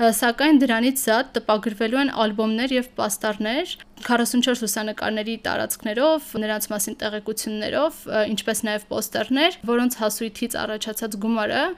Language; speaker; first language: Armenian; native; Armenian